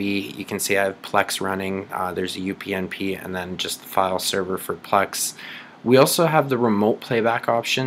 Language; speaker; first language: English; native; English